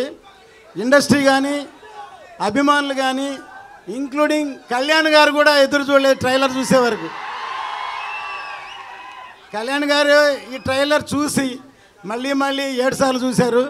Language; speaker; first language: Telugu; native; Telugu